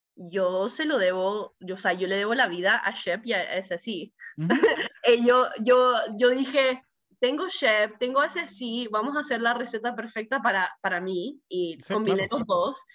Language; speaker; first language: Spanish; early bilingual, heritage; Spanish